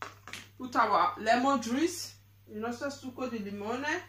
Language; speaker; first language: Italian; non-native, learner; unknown